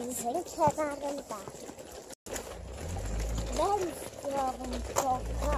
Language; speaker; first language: Turkish; early bilingual, other home language; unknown